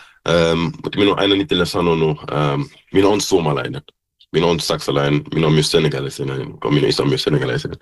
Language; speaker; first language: Finnish; early bilingual, heritage; German